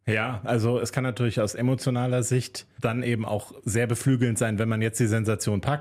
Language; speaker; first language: German; native; German